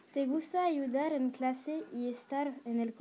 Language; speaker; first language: Spanish; non-native, learner; French